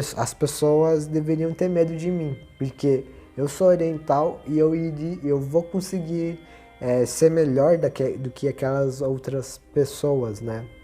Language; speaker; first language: Portuguese; native; Portuguese